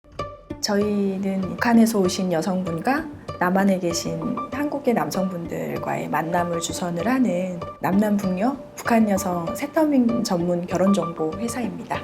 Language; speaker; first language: Korean; native; Korean